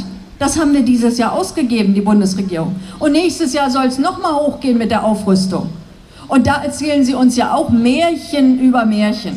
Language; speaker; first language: German; native; German